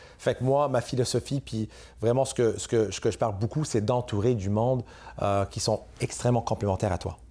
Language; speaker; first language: French; native; French